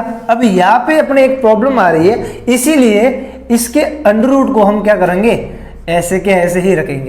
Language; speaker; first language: Hindi; native; Hindi